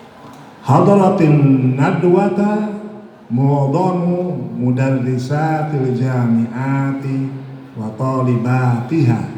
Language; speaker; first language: Arabic; non-native, fluent; Indonesian